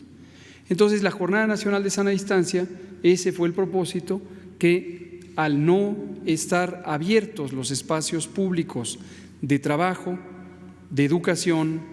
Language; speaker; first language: Spanish; native; Spanish